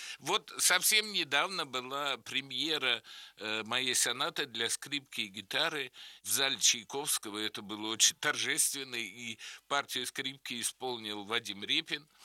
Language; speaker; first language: Russian; native; Russian